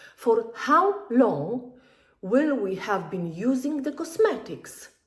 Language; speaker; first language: English; non-native, fluent; Polish